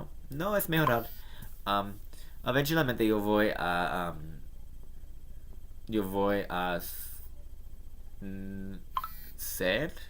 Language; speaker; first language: Spanish; non-native, learner; English